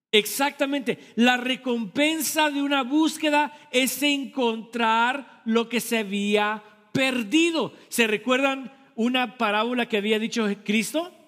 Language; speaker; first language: Spanish; early bilingual, heritage; Spanish